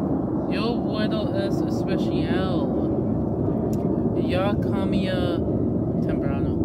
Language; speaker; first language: Spanish; non-native, learner; English